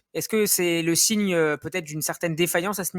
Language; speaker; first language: French; native; French